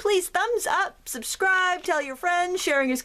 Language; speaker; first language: English; native; English